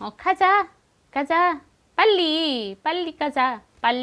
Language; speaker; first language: Korean; non-native, fluent; Filipino